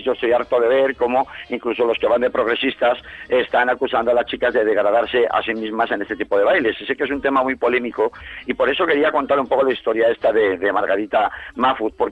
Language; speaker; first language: Spanish; native; Spanish